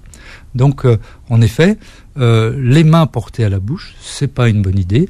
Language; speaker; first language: French; native; French